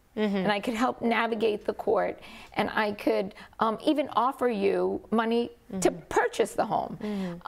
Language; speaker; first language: English; native; English